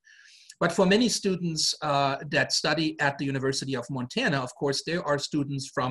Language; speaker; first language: English; non-native, fluent; German